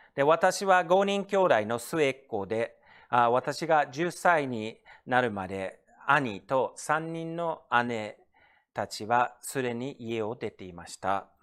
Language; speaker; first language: Japanese; non-native, fluent; English